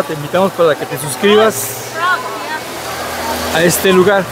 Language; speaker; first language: Spanish; native; Spanish